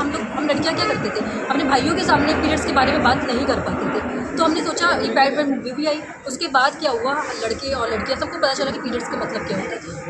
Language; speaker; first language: Hindi; native; Hindi